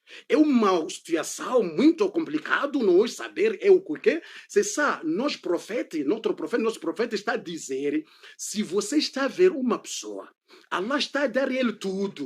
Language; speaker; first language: Portuguese; non-native, learner; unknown